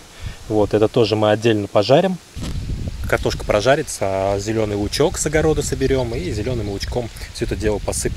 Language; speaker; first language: Russian; native; Russian